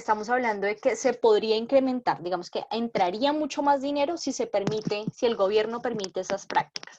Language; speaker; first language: Spanish; native; Spanish